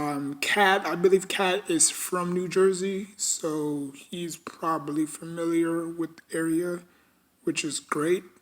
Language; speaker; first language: English; native; English